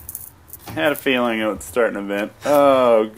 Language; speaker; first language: English; native; English